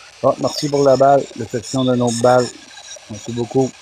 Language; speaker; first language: French; native; French